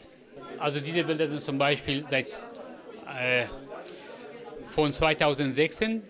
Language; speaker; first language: German; non-native, fluent; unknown